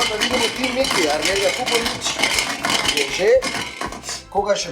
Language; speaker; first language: Slovenian; native; Slovenian